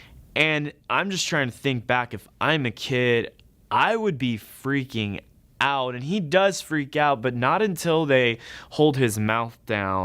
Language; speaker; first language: English; native; English